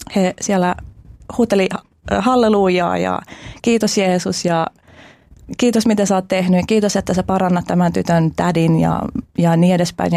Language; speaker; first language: Finnish; early bilingual, other home language; Albanian